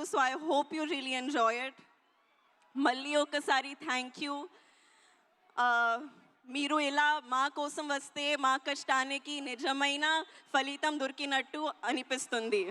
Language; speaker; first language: Telugu; non-native, learner; Hindi